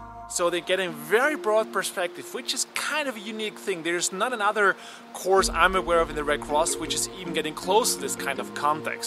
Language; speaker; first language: English; non-native, fluent; German